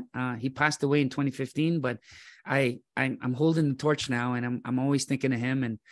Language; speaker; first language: English; native; English